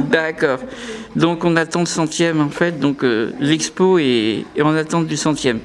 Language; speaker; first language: French; native; French